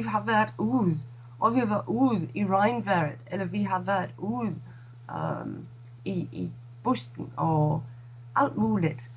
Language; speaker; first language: Danish; non-native, fluent; English